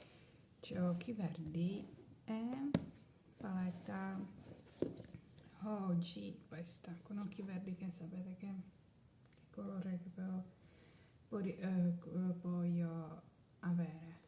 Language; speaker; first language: Italian; non-native, learner; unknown